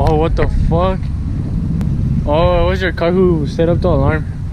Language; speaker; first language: English; early bilingual, other home language; Spanish